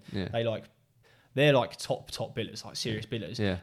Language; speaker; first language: English; native; English